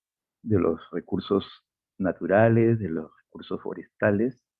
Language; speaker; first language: Spanish; native; Spanish